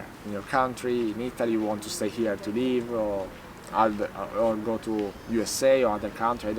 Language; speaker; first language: English; non-native, learner; Italian